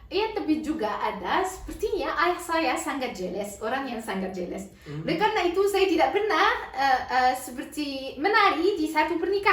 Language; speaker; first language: Indonesian; non-native, learner; Arabic